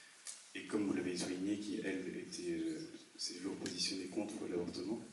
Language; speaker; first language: French; native; French